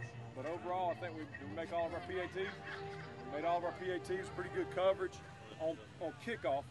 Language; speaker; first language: English; native; English